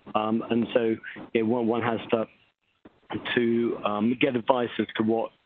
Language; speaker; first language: English; native; English